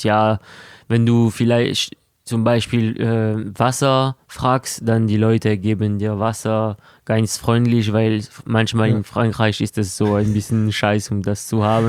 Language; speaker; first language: German; non-native, local second language; French